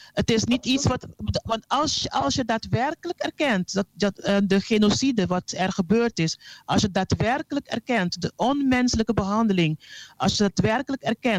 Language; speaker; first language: Dutch; non-native, local second language; Papiamento